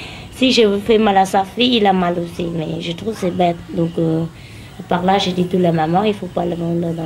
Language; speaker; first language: French; non-native, learner; Khmer